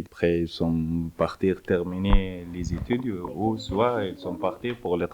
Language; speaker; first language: French; non-native, learner; Arabic